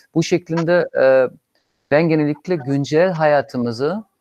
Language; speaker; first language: Turkish; non-native, fluent; German